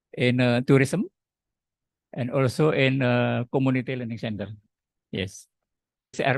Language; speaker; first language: English; non-native, learner; Indonesian